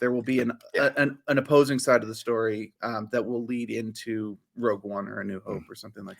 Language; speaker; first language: English; native; English